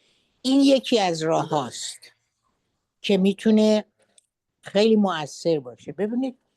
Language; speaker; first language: Persian; native; Persian